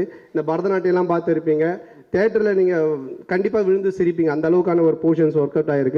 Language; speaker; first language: Tamil; native; Tamil